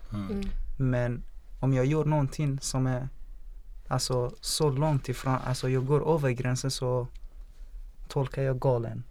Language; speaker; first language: Swedish; non-native, fluent; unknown